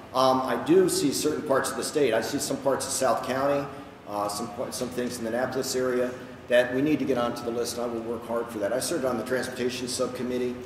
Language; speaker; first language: English; native; English